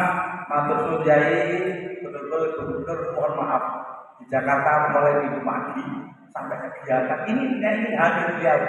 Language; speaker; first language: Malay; non-native, local second language; Javanese